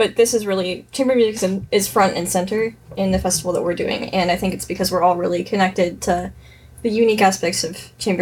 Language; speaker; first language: English; native; English